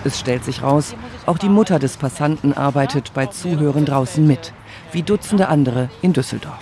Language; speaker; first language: German; native; German